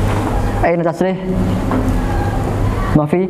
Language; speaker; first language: Arabic; non-native, learner; Indonesian